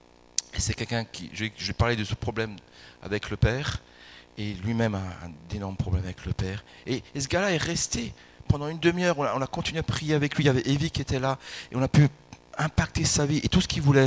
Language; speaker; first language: French; native; French